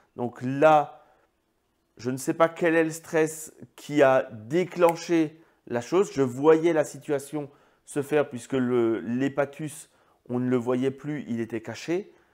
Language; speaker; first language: French; native; French